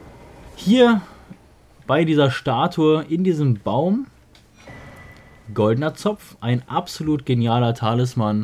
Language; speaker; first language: German; native; German